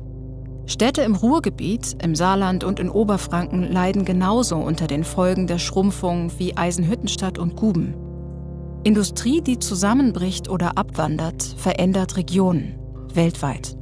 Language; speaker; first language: German; native; German